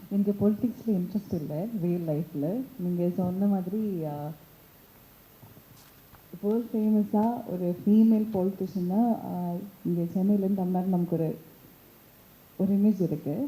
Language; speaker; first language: Tamil; early bilingual, heritage; Tamil